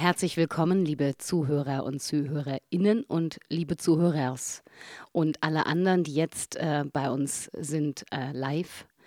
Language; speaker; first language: German; native; German